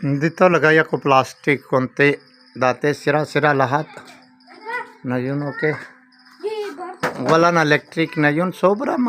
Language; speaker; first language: Filipino; non-native, learner; Punjabi